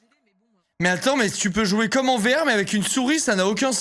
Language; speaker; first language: French; native; French